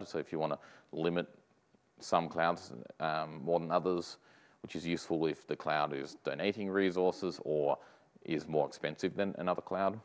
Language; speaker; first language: English; native; English